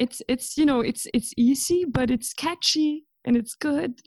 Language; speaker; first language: English; non-native, fluent; Swedish